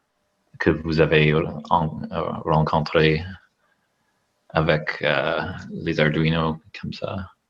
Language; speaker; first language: French; non-native, learner; English